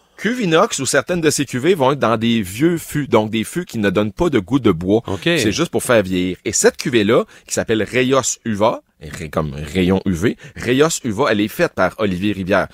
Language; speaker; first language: French; native; French